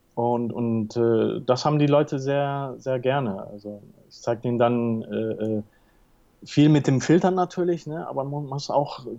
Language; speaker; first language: German; early bilingual, heritage; Spanish